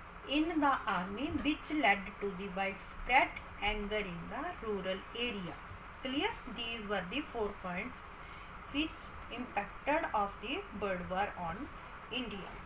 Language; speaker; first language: English; non-native, local second language; Hindi